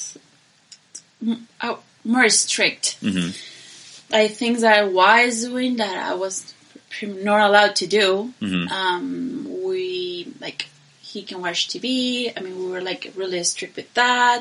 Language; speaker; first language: English; non-native, learner; Spanish